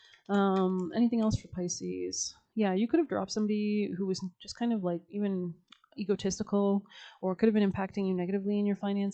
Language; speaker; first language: English; native; English